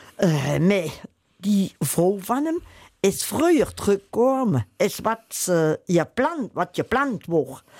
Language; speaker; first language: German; native; German